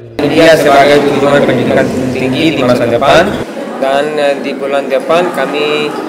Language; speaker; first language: Indonesian; non-native, fluent; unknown